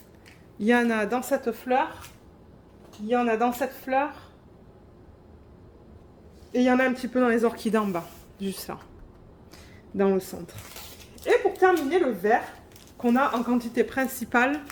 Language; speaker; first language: French; native; French